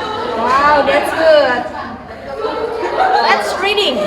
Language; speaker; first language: English; non-native, learner; Indonesian